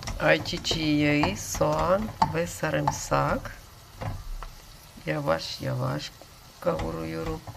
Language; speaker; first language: Turkish; non-native, learner; Russian